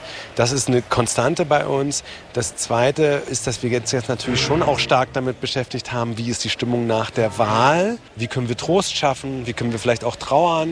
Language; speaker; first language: German; native; German